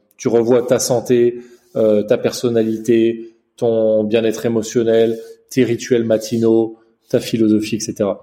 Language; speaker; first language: French; early bilingual, other home language; Chinese